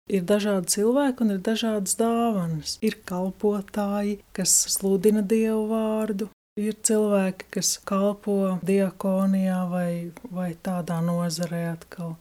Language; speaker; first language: Latvian; native; Latvian